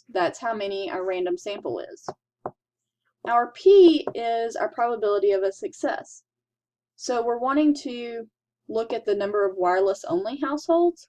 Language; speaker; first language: English; native; English